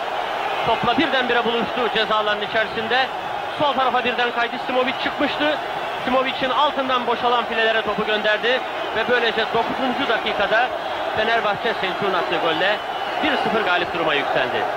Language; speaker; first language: Turkish; native; Turkish